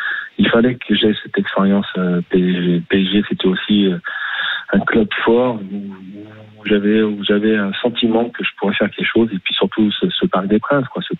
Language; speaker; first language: French; native; French